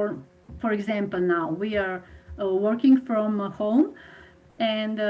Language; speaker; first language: English; non-native, fluent; Slovenian